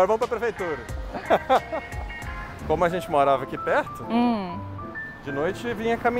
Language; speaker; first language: Portuguese; native; Portuguese